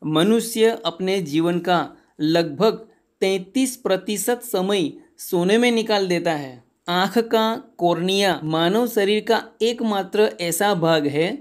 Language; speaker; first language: Hindi; non-native, local second language; Gujarati